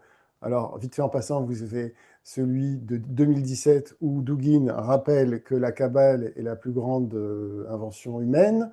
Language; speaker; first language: French; native; French